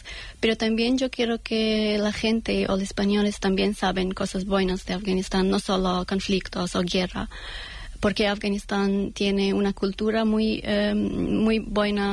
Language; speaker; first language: Spanish; non-native, fluent; Persian